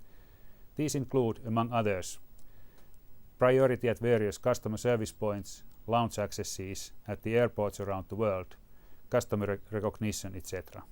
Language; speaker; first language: English; non-native, fluent; Finnish